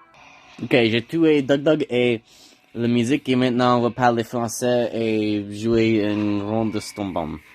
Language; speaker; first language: French; non-native, learner; English